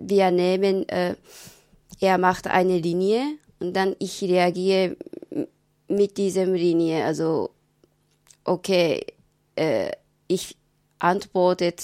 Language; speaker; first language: German; non-native, learner; Japanese